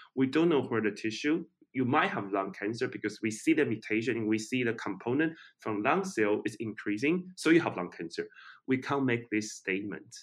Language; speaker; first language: English; non-native, fluent; Chinese